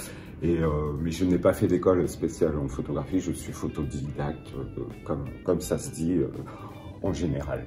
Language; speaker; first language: French; native; French